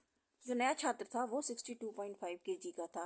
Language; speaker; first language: Hindi; native; Hindi